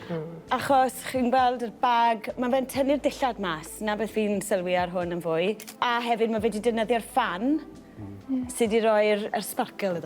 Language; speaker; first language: Welsh; native; Welsh